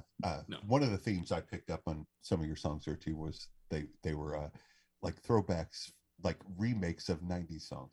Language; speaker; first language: English; native; English